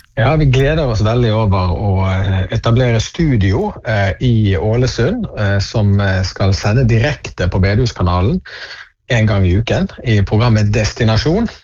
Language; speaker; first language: Norwegian; native; Norwegian